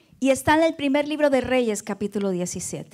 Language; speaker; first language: Spanish; native; Spanish